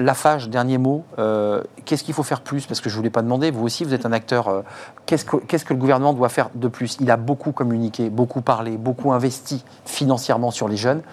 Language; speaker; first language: French; native; French